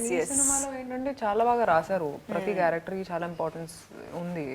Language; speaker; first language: Telugu; non-native, fluent; Hindi